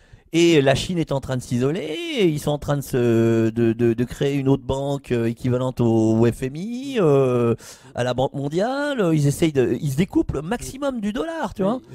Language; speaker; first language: French; native; French